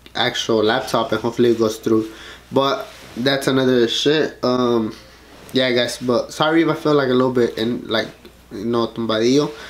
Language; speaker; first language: English; early bilingual, other home language; Spanish